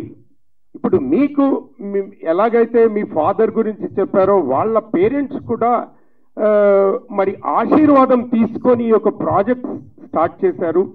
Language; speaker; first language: Telugu; native; Telugu